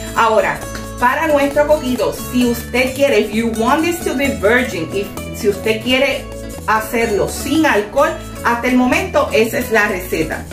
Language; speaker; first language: Spanish; native; Spanish